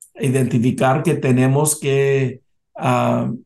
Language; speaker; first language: Spanish; early bilingual, heritage; Spanish